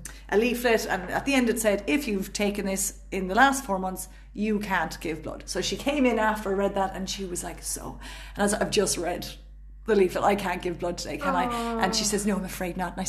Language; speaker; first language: English; native; English